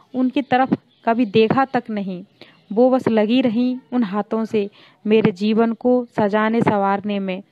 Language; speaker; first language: Hindi; native; Hindi